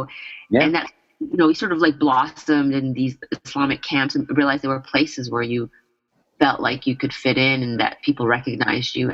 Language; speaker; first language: English; native; English